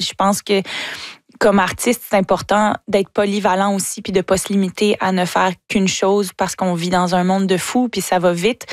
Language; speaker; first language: French; native; French